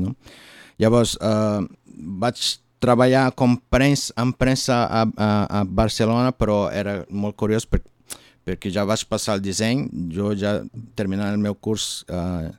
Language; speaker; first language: Catalan; non-native, learner; Portuguese